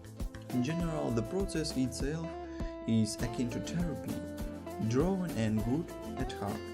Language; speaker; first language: English; non-native, fluent; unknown